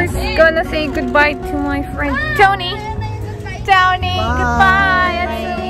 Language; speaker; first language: English; non-native, learner; Filipino